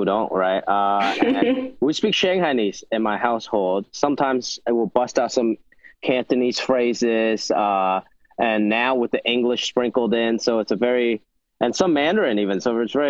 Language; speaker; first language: English; non-native, local second language; Wu Chinese